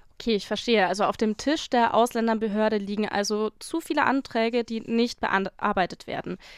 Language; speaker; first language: German; native; German